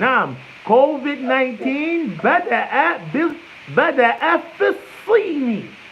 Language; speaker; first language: Arabic; non-native, fluent; English